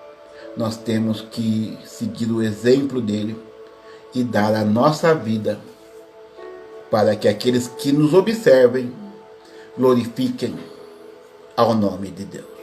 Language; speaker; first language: Portuguese; native; Portuguese